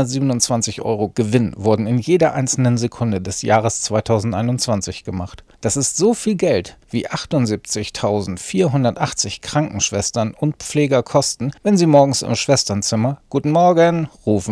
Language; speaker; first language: German; native; German